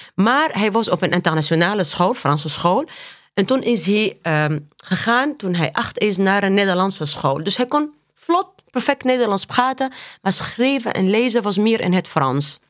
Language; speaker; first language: Dutch; non-native, fluent; Arabic